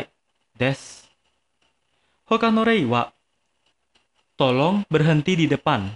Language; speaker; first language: Japanese; non-native, fluent; Indonesian